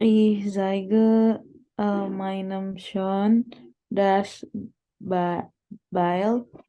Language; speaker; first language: German; non-native, learner; Indonesian